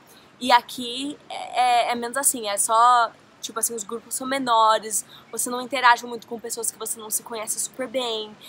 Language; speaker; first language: Portuguese; early bilingual, heritage; Portuguese